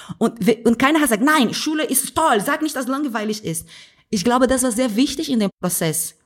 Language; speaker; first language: German; non-native, fluent; Portuguese